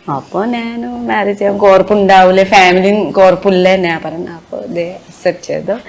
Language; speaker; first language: Malayalam; non-native, learner; Nepali